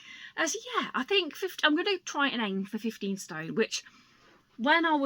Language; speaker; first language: English; native; English